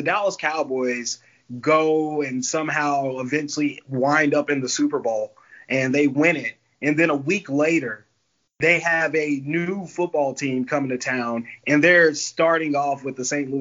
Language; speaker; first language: English; native; English